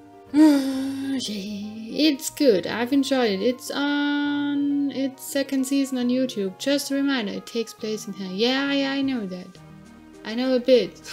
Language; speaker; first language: English; non-native, fluent; German